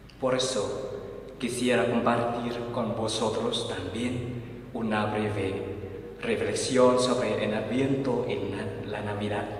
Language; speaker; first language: Spanish; non-native, fluent; Vietnamese